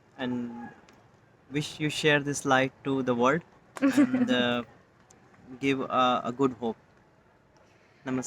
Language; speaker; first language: English; non-native, local second language; Hindi